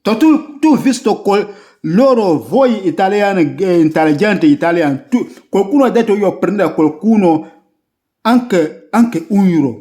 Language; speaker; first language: Italian; non-native, learner; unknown